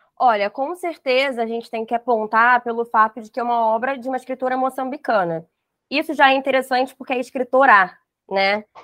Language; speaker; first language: Portuguese; native; Portuguese